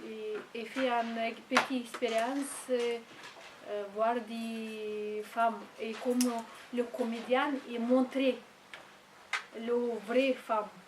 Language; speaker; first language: French; non-native, learner; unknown